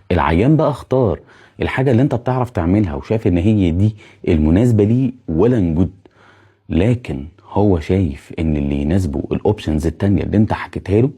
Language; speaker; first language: Arabic; native; Arabic